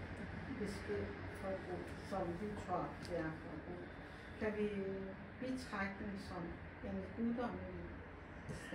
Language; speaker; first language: Danish; non-native, learner; Persian